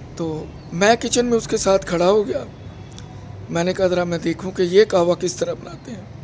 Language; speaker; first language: Urdu; non-native, local second language; Punjabi